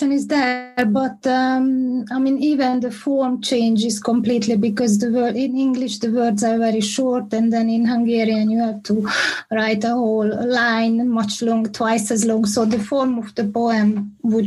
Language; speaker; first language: English; non-native, fluent; Hungarian